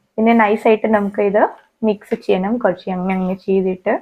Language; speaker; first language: Malayalam; non-native, learner; Hindi